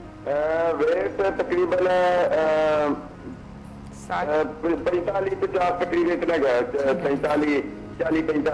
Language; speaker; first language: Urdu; non-native, local second language; Punjabi